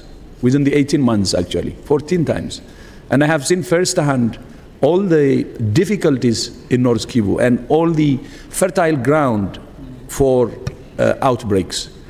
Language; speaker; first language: English; non-native, fluent; Tigrinya